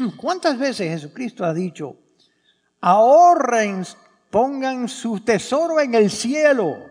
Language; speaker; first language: Spanish; early bilingual, heritage; English